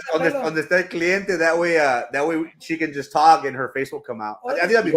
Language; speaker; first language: English; early bilingual, other home language; Spanish